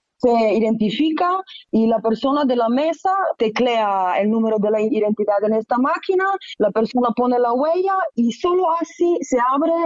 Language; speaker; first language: Spanish; non-native, fluent; Slovenian